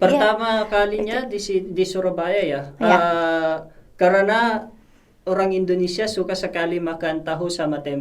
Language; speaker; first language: Indonesian; non-native, fluent; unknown